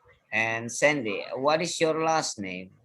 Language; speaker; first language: English; non-native, fluent; Indonesian